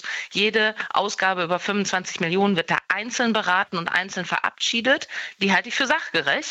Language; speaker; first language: German; native; German